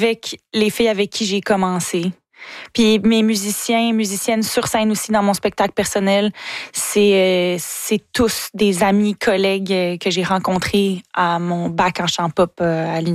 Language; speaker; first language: French; native; French